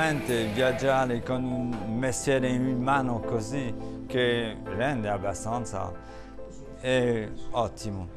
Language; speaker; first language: Italian; non-native, fluent; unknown